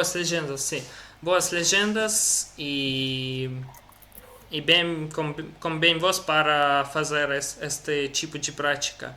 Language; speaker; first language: Portuguese; non-native, learner; Russian